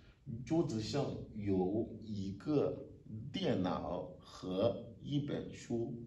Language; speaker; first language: Chinese; non-native, learner; French